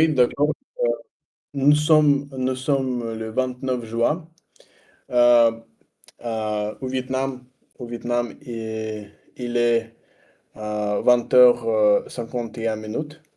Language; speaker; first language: French; non-native, learner; Russian